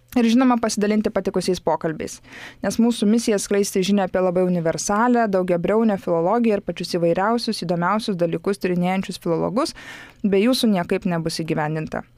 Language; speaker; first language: Lithuanian; native; Lithuanian